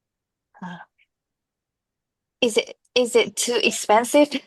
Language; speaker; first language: English; non-native, learner; Vietnamese